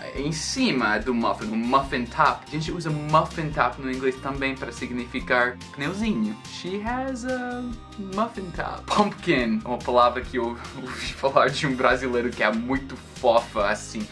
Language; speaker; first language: Portuguese; non-native, fluent; English